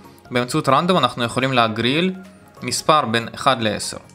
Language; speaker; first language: Hebrew; native; Hebrew